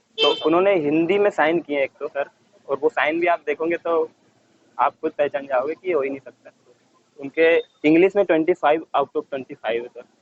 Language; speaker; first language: Hindi; native; Hindi